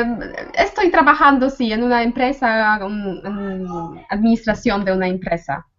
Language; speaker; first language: Spanish; non-native, fluent; Polish